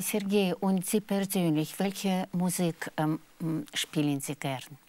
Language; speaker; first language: German; non-native, fluent; Russian